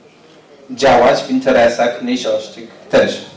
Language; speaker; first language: Polish; non-native, fluent; English